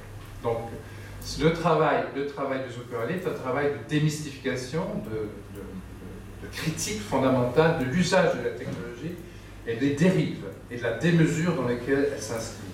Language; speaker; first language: French; native; French